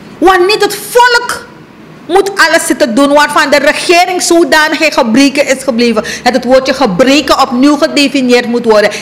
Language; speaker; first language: Dutch; native; Dutch